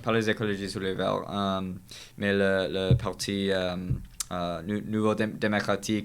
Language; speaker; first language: French; non-native, learner; English